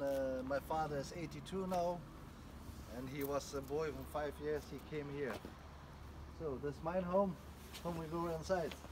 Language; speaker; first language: English; non-native, learner; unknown